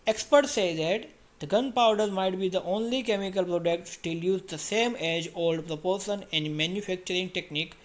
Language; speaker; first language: English; non-native, local second language; Gujarati